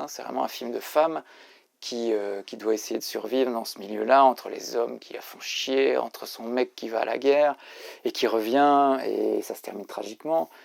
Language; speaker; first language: French; native; French